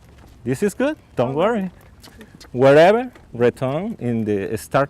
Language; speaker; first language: English; non-native, learner; Spanish